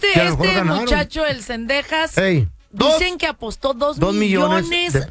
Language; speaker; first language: Spanish; native; Spanish